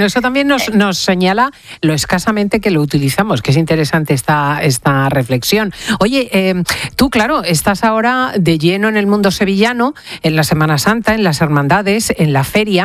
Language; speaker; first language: Spanish; native; Spanish